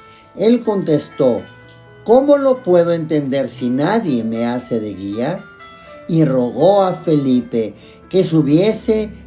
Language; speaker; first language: Spanish; native; Spanish